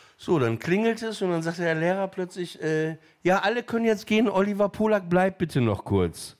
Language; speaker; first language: German; native; German